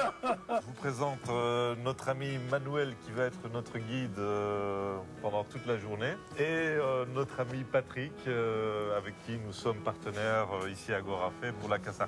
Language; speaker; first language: French; native; French